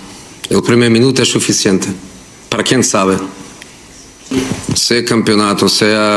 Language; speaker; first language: Spanish; non-native, fluent; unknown